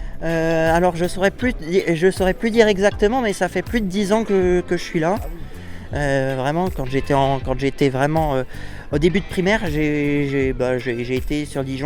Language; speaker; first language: French; native; French